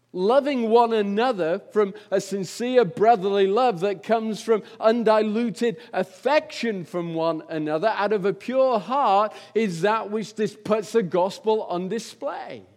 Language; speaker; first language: English; native; English